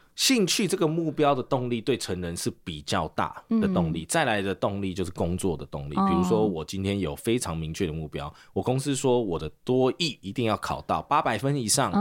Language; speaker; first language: Chinese; early bilingual, heritage; Chinese